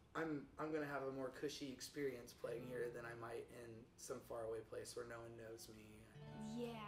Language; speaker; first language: English; native; English